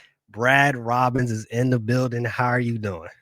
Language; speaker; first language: English; native; English